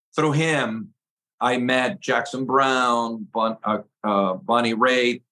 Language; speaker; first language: English; early bilingual, other home language; Spanish